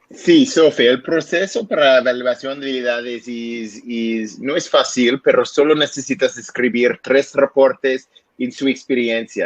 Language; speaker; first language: Spanish; non-native, learner; English